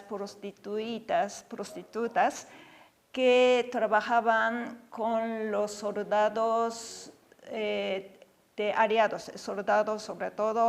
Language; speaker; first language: Spanish; non-native, fluent; Japanese